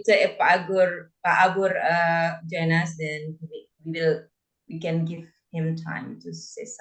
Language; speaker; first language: English; non-native, fluent; Indonesian